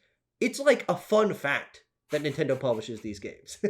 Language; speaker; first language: English; native; English